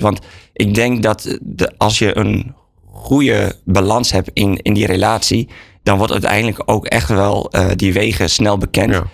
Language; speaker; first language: Dutch; native; Dutch